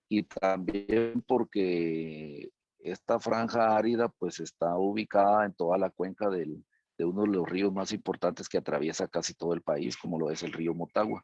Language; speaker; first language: Spanish; native; Spanish